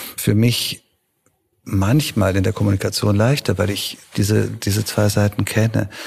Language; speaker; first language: German; native; German